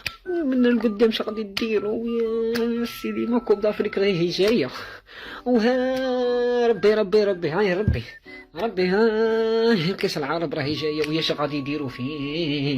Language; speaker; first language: Arabic; native; Arabic